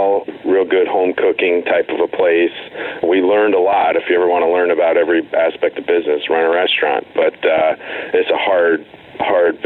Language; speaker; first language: English; native; English